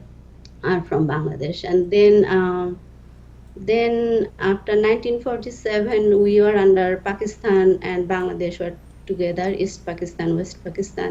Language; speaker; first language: English; non-native, fluent; Bangla